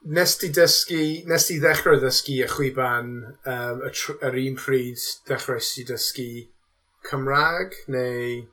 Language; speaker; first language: Welsh; non-native, local second language; English